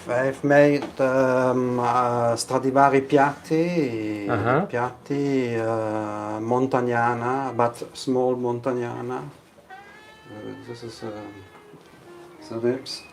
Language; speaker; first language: English; non-native, learner; Italian